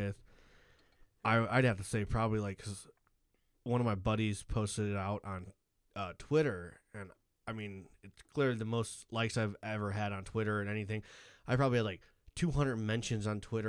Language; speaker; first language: English; native; English